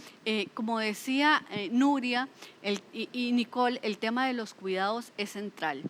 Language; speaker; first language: Spanish; native; Spanish